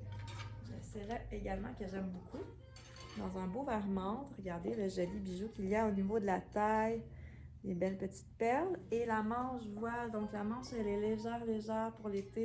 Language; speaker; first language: French; native; French